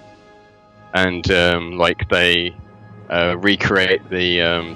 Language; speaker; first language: English; native; English